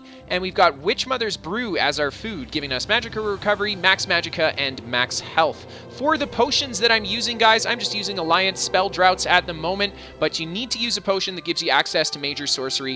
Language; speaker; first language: English; native; English